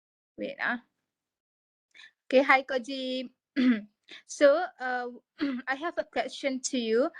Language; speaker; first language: English; non-native, local second language; Malay